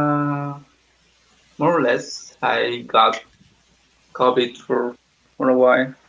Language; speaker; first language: English; non-native, learner; Spanish